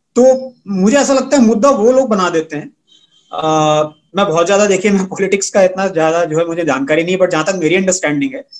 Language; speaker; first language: Hindi; native; Hindi